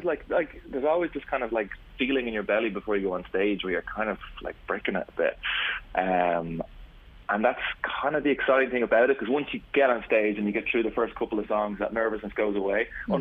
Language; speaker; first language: English; native; English